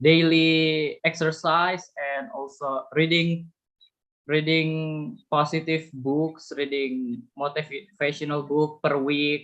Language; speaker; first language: English; non-native, fluent; Indonesian